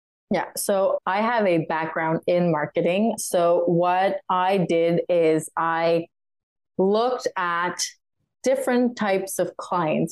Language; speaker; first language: English; non-native, fluent; French